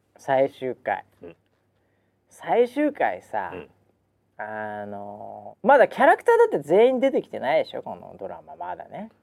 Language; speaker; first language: Japanese; native; Japanese